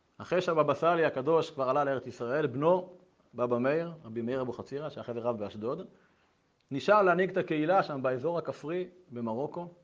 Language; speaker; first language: Hebrew; native; Hebrew